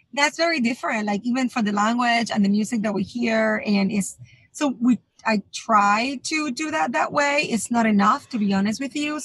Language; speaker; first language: English; non-native, fluent; Spanish